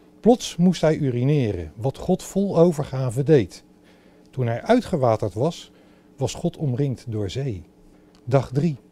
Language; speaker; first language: Dutch; native; Dutch